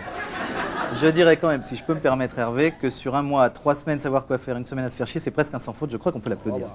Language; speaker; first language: French; native; French